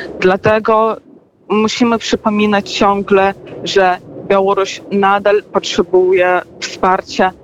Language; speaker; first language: Polish; non-native, fluent; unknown